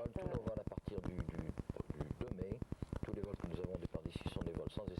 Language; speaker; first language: French; native; French